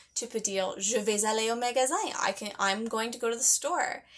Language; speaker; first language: French; non-native, learner; English